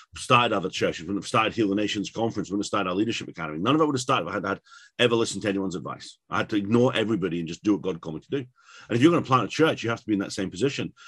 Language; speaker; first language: English; native; English